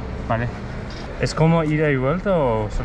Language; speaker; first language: Spanish; non-native, learner; English